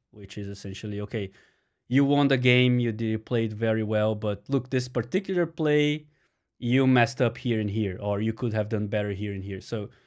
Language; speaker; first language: English; non-native, fluent; Portuguese